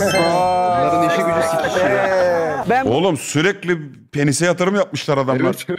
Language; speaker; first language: Turkish; native; Turkish